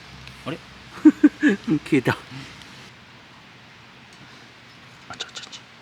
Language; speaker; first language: Japanese; native; Japanese